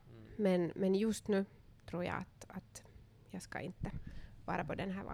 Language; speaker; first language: Swedish; non-native, local second language; Finnish